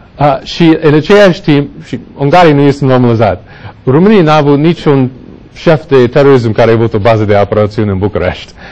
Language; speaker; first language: Romanian; non-native, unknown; English